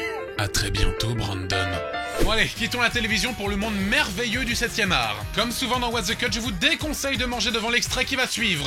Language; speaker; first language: French; native; French